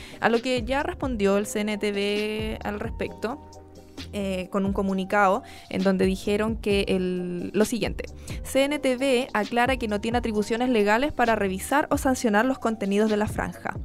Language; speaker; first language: Spanish; native; Spanish